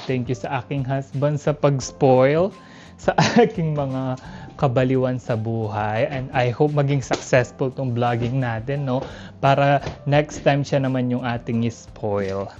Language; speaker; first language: Filipino; native; Filipino